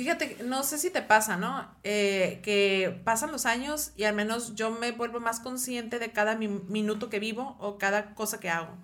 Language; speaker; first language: Spanish; native; Spanish